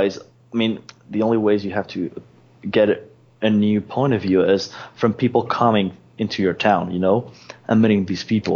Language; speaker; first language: English; non-native, fluent; Spanish